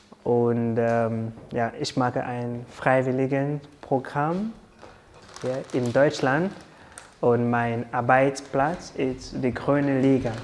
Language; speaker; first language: German; non-native, learner; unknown